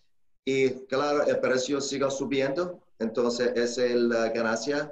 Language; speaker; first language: Spanish; non-native, learner; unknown